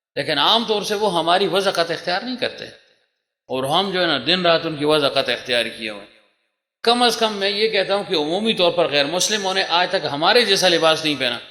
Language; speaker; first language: Urdu; non-native, local second language; Pashto